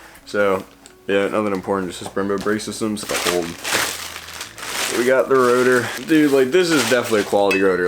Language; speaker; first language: English; native; English